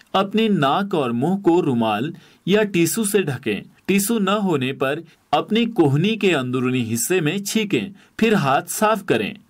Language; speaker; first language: Hindi; native; Hindi